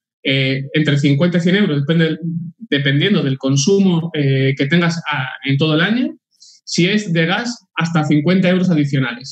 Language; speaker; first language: Spanish; native; Spanish